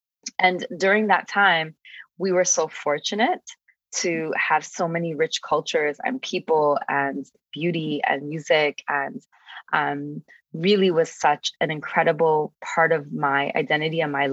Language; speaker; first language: English; native; English